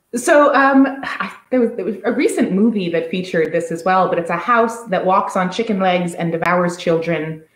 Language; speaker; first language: English; native; English